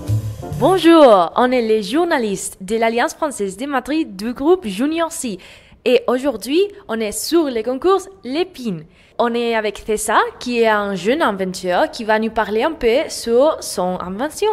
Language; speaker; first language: French; non-native, learner; Spanish